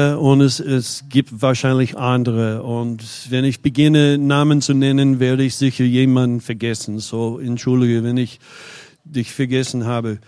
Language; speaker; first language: German; non-native, fluent; English